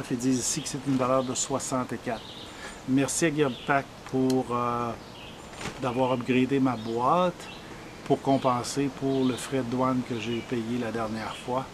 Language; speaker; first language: French; native; French